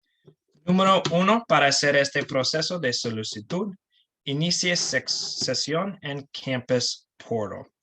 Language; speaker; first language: Spanish; non-native, learner; English